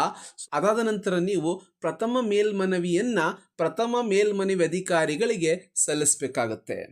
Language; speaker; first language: Kannada; native; Kannada